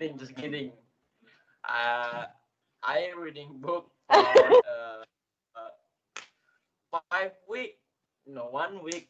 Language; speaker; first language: English; non-native, learner; Indonesian